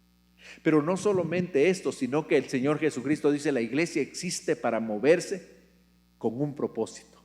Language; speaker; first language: Spanish; native; Spanish